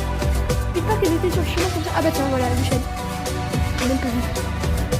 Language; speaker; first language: French; native; French